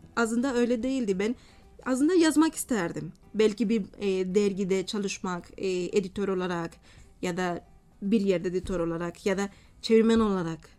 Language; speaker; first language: Turkish; non-native, fluent; Spanish